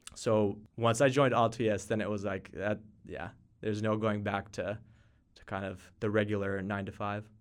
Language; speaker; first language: English; native; English